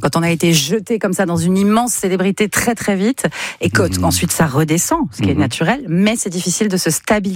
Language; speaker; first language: French; native; French